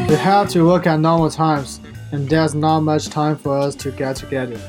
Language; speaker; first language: English; non-native, fluent; Chinese